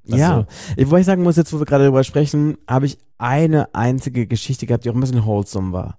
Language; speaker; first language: German; native; German